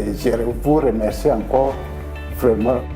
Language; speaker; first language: French; non-native, local second language; Sango